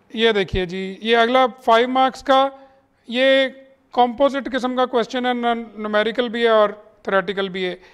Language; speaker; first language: Urdu; native; Urdu